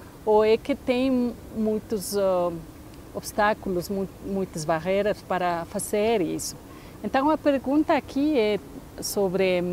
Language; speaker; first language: Portuguese; non-native, fluent; Spanish